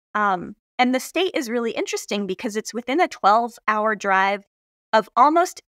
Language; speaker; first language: English; native; English